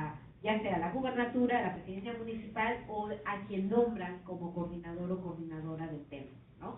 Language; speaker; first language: Spanish; native; Spanish